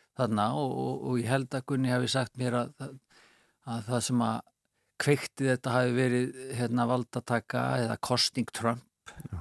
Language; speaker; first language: Icelandic; native; Icelandic